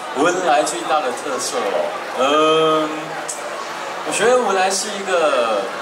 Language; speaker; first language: Chinese; early bilingual, heritage; Chinese